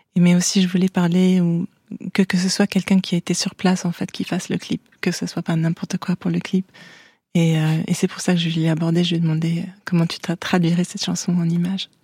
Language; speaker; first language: French; non-native, local second language; Arabic